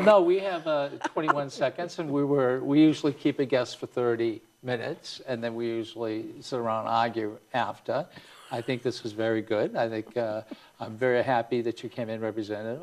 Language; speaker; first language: English; native; English